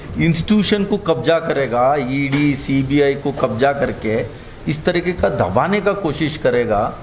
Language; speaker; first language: Hindi; non-native, local second language; Kannada